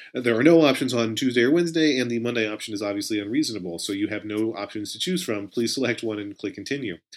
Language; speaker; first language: English; native; English